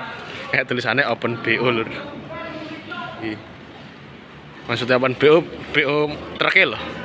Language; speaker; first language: Indonesian; non-native, local second language; Javanese